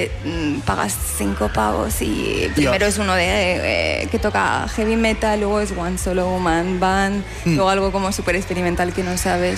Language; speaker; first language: Spanish; native; Spanish